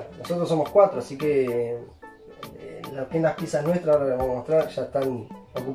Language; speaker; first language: Spanish; native; Spanish